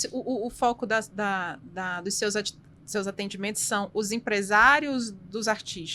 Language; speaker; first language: Portuguese; native; Portuguese